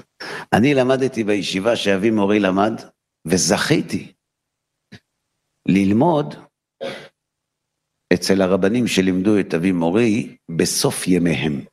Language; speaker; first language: Hebrew; native; Hebrew